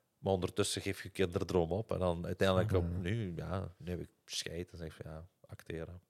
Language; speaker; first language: Dutch; native; Dutch